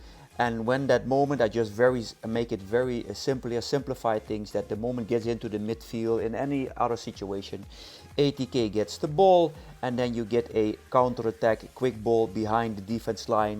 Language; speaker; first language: English; non-native, fluent; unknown